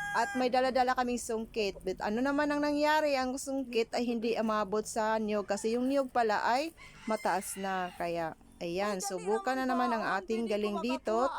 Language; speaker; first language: Filipino; non-native, local second language; Cebuano